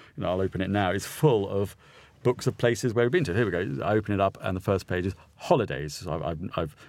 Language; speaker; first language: English; native; English